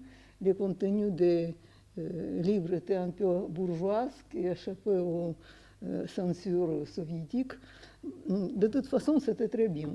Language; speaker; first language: French; non-native, fluent; Russian